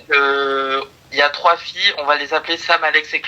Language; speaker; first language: French; native; French